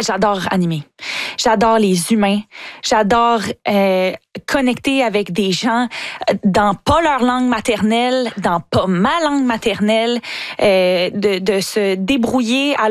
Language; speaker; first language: French; native; French